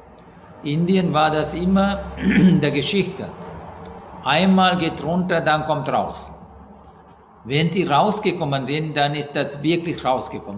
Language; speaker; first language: German; non-native, learner; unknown